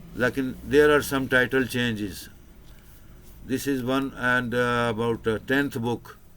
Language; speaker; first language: English; non-native, local second language; Urdu